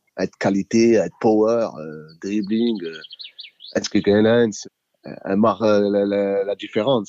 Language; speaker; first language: German; non-native, learner; French